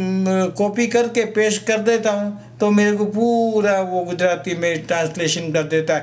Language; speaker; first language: Hindi; non-native, local second language; Gujarati